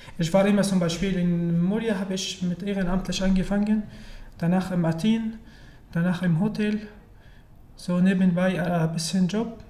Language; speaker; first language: German; non-native, learner; Arabic